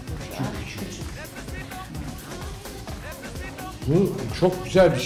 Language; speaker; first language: Turkish; native; Turkish